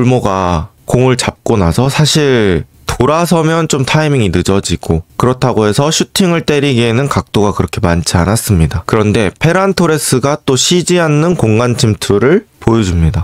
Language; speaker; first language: Korean; native; Korean